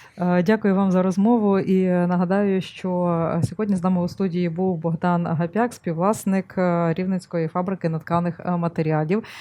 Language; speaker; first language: Ukrainian; native; Ukrainian